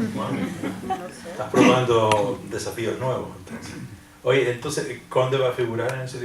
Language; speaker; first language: Spanish; non-native, fluent; English